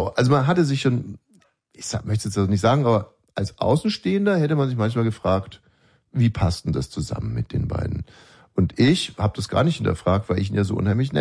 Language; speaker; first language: German; native; German